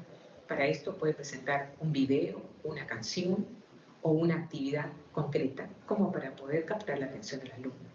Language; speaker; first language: Spanish; native; Spanish